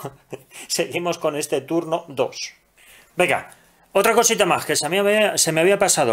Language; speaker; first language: Spanish; native; Spanish